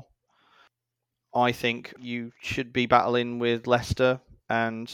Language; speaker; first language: English; native; English